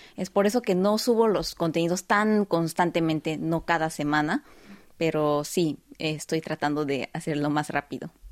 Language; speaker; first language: Spanish; early bilingual, heritage; Spanish